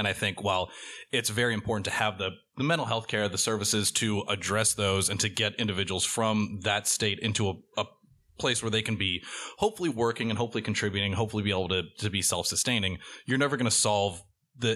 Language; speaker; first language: English; native; English